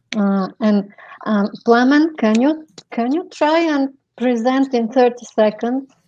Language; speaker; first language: English; non-native, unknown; Bulgarian